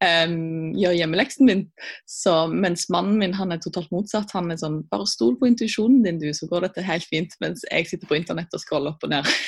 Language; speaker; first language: Norwegian; native; Norwegian